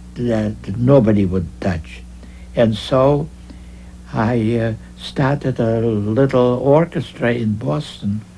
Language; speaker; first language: English; non-native, fluent; Russian